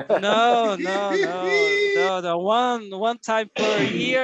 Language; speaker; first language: English; non-native, learner; Portuguese